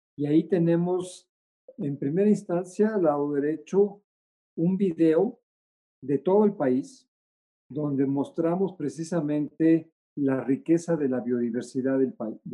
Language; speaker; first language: Spanish; native; Spanish